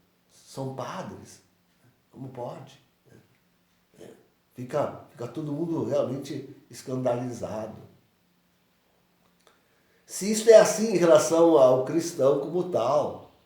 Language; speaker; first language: Portuguese; native; Portuguese